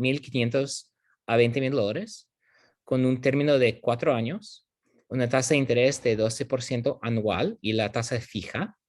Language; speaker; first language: Spanish; non-native, fluent; English